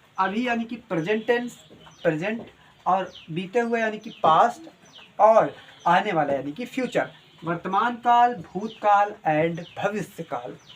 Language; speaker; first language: Hindi; native; Hindi